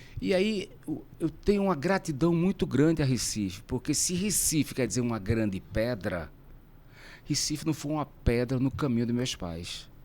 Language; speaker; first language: Portuguese; native; Portuguese